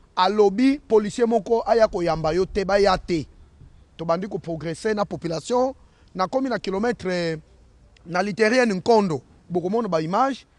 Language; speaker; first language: Lingala; non-native, local second language; Kongo